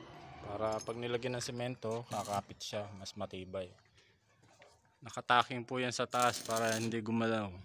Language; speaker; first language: Filipino; native; Filipino